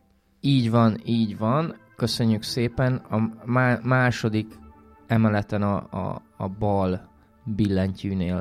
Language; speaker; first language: Hungarian; native; Hungarian